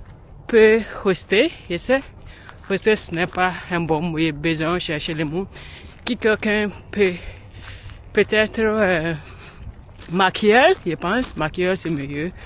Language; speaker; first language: French; non-native, learner; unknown